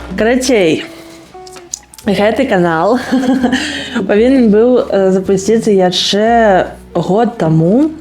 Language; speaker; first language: Belarusian; non-native, local second language; Russian